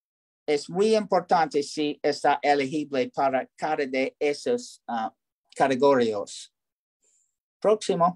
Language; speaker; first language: Spanish; non-native, learner; English